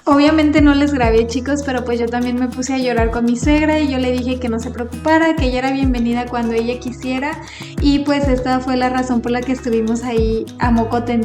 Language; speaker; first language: Spanish; native; Spanish